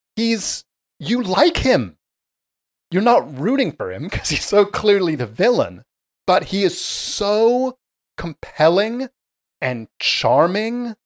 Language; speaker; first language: English; native; English